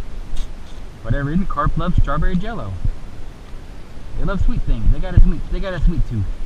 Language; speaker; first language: English; native; English